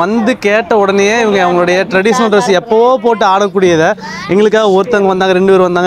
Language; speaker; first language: Tamil; native; Tamil